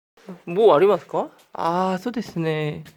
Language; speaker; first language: Japanese; non-native, learner; Korean